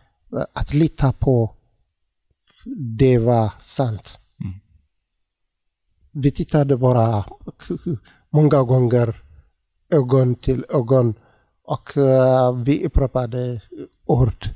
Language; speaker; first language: Swedish; non-native, learner; Tigrinya